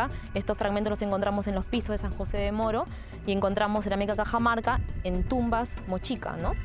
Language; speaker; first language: Spanish; native; Spanish